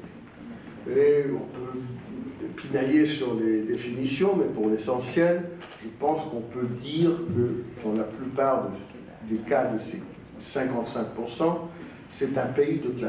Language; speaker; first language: French; non-native, fluent; Spanish